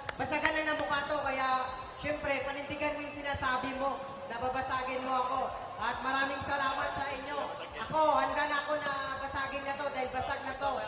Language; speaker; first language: Filipino; non-native, local second language; Cebuano